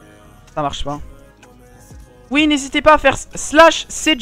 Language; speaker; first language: French; native; French